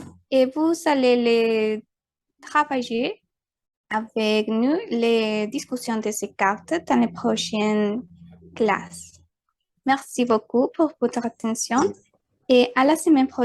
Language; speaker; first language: French; non-native, fluent; Spanish